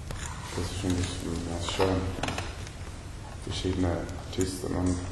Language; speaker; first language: German; non-native, learner; Swedish